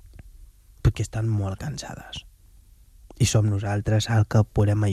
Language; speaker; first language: Catalan; non-native, fluent; Wolof